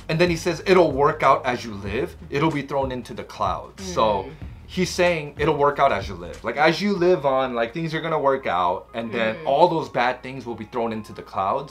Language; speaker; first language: English; native; English